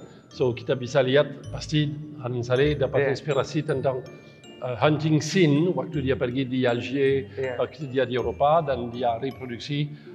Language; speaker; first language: Indonesian; non-native, fluent; French